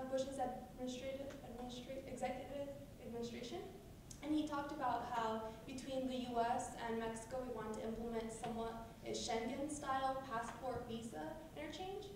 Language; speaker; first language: English; native; English